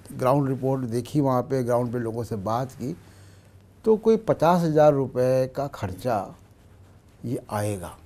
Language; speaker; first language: Hindi; native; Hindi